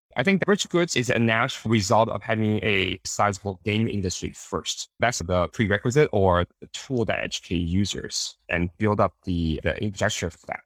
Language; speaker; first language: English; early bilingual, other home language; Chinese